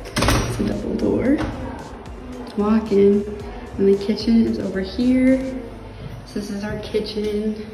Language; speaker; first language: English; native; English